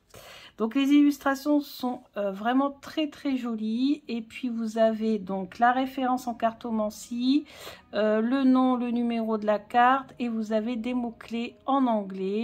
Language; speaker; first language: French; native; French